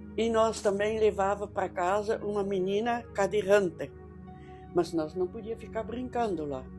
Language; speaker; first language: Portuguese; early bilingual, other home language; Dutch